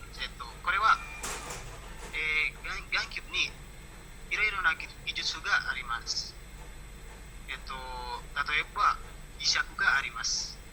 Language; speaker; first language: Japanese; non-native, learner; Indonesian